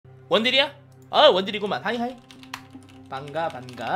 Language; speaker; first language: Korean; native; Korean